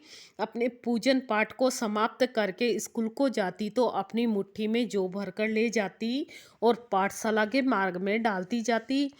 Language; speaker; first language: Hindi; native; Hindi